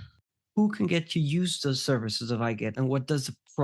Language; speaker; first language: English; non-native, fluent; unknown